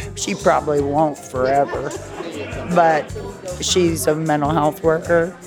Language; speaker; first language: English; native; English